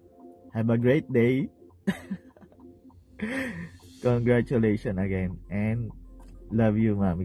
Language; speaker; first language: English; non-native, local second language; Filipino